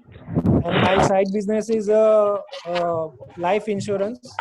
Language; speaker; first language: English; non-native, learner; Gujarati